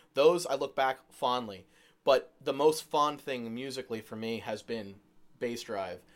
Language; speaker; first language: English; native; English